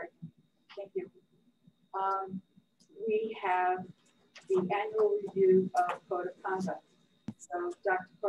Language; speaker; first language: English; native; English